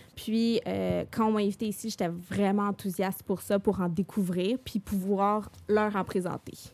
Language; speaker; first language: French; native; French